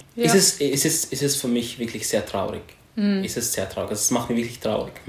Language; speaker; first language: German; non-native, fluent; Arabic